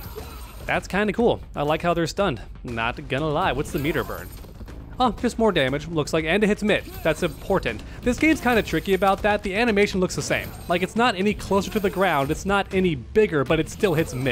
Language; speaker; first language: English; native; English